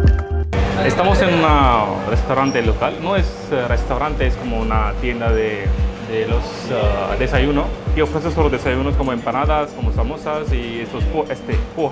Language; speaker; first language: Spanish; non-native, fluent; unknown